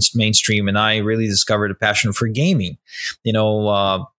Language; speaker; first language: English; non-native, fluent; Russian